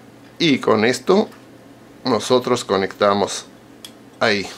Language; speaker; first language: Spanish; non-native, fluent; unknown